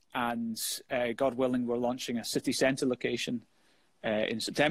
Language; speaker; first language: English; native; English